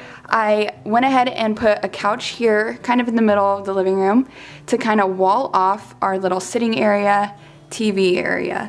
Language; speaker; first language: English; native; English